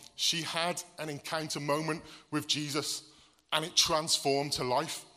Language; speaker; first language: English; native; English